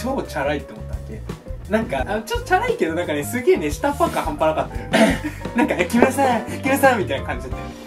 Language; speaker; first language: Japanese; native; Japanese